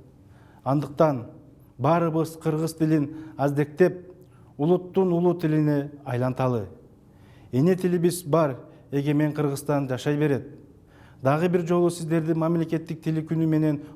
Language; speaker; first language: Kyrgyz; native; Kyrgyz